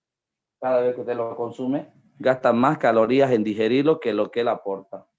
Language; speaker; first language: Spanish; native; Spanish